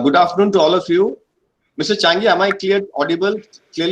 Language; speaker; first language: English; non-native, local second language; Bangla